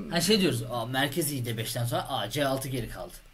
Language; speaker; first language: Turkish; native; Turkish